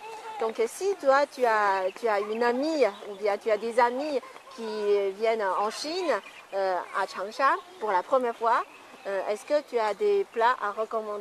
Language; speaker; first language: French; non-native, fluent; Chinese